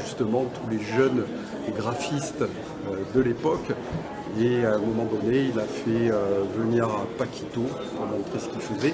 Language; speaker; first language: French; native; French